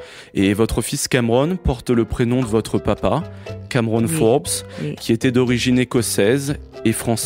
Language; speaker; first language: French; native; French